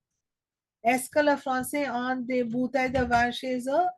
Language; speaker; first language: French; non-native, learner; Telugu